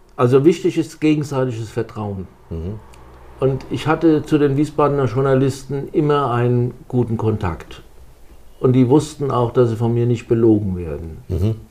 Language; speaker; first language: German; native; German